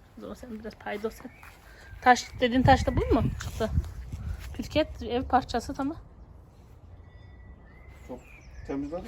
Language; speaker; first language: Turkish; native; Turkish